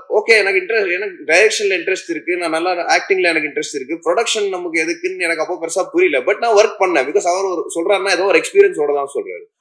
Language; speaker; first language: Tamil; native; Tamil